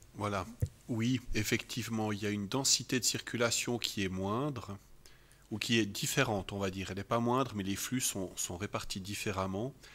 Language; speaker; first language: French; native; French